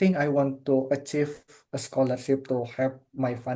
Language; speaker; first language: English; non-native, fluent; Indonesian